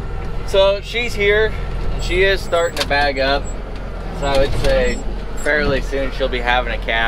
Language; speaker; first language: English; native; English